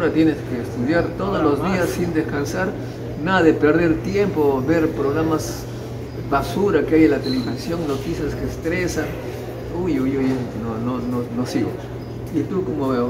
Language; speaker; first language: Spanish; native; Spanish